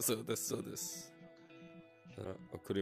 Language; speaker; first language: Japanese; non-native, learner; English